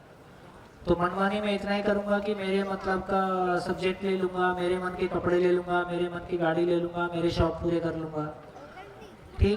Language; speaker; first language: Hindi; native; Hindi